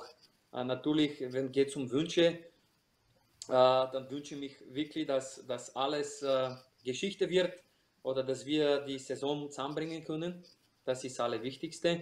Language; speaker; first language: German; non-native, fluent; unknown